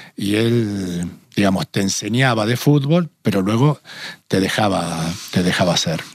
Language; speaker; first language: Spanish; native; Spanish